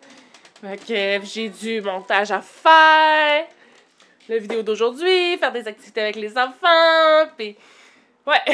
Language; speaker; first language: French; native; French